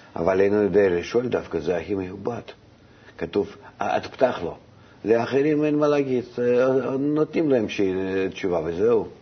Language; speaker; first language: Hebrew; non-native, fluent; Russian